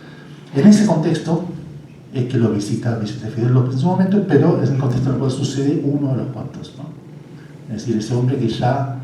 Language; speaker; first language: Spanish; native; Spanish